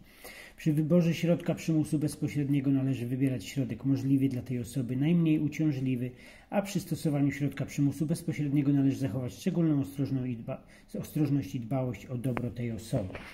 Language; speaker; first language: Polish; native; Polish